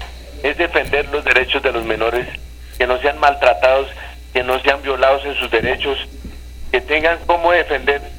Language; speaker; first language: Spanish; native; Spanish